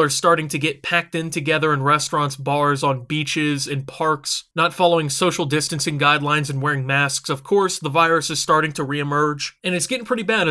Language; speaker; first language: English; native; English